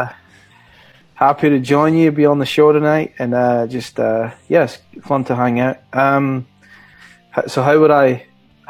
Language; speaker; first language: English; native; English